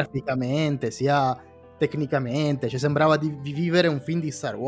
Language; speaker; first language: Italian; native; Italian